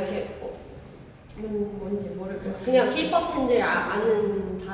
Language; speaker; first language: Korean; non-native, learner; Portuguese